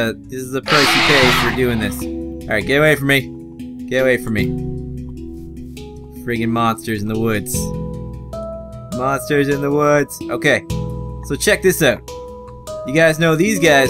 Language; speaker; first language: English; native; English